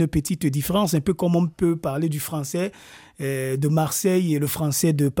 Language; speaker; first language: French; non-native, local second language; Basaa